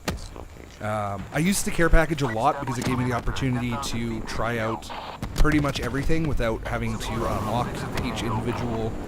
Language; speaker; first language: English; native; English